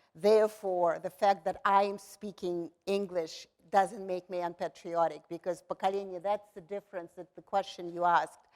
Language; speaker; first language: English; non-native, fluent; Russian